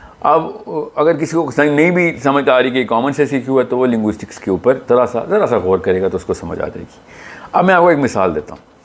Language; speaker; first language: Urdu; native; Urdu